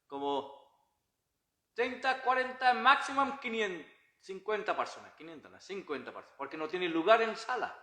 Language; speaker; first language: Spanish; non-native, learner; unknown